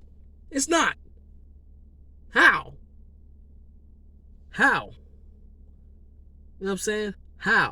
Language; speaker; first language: English; native; English